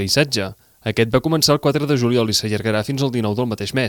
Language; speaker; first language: Catalan; native; Catalan